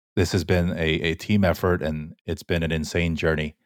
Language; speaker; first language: English; early bilingual, other home language; Korean